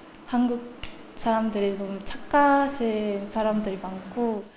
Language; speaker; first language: Korean; non-native, learner; Japanese